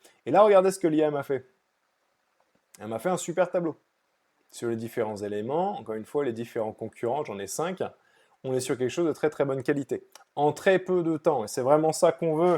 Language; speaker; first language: French; native; French